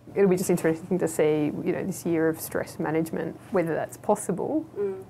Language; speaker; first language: English; native; English